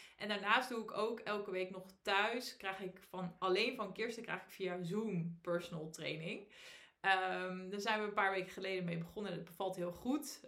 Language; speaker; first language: Dutch; native; Dutch